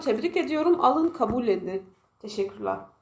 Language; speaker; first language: Turkish; non-native, fluent; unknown